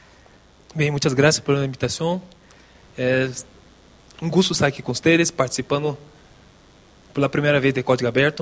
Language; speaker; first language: Spanish; non-native, local second language; Portuguese